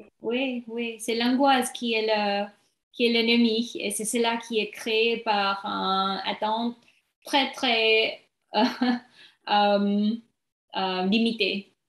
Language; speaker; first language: French; non-native, learner; English